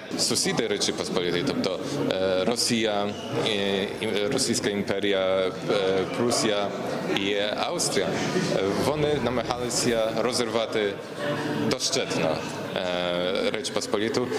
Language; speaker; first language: Ukrainian; non-native, fluent; Polish